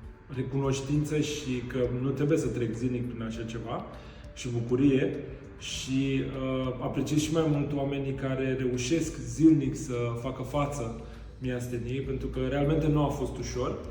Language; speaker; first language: Romanian; native; Romanian